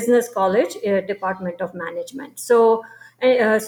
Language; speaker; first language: English; non-native, local second language; Gujarati